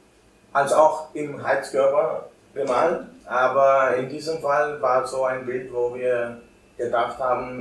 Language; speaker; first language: German; non-native, fluent; Albanian